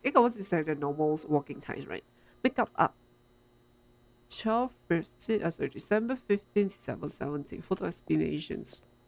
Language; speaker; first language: English; non-native, local second language; Chinese